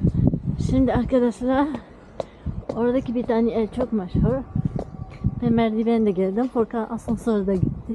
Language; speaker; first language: Turkish; non-native, learner; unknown